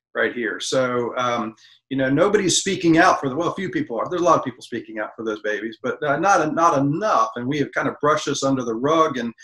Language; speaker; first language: English; native; English